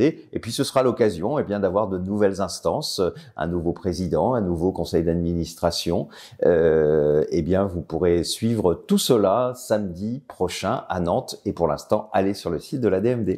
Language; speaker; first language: French; native; French